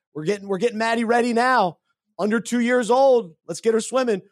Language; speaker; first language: English; native; English